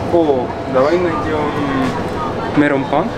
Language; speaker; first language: Russian; non-native, fluent; Spanish